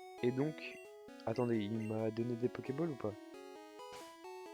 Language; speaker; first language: French; native; French